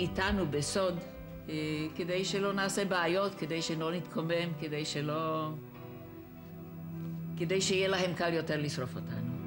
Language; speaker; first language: Hebrew; non-native, fluent; Czech